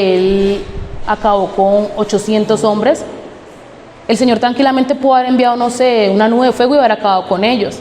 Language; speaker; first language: Spanish; native; Spanish